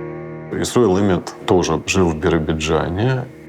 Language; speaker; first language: Russian; native; Russian